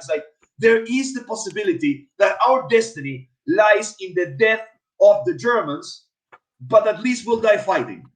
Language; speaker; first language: English; non-native, fluent; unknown